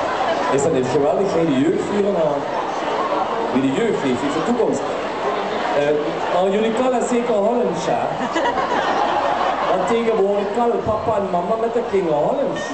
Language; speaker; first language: Dutch; non-native, local second language; Limburgish